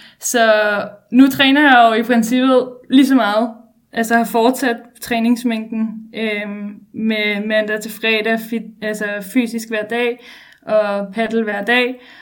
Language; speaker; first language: Danish; native; Danish